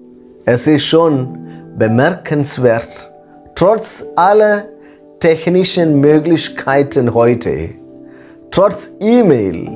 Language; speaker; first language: German; non-native, fluent; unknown